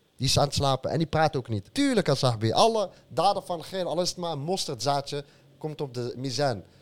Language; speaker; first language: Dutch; early bilingual, other home language; Arabic